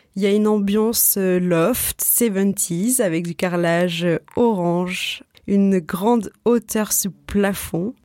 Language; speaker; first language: French; native; French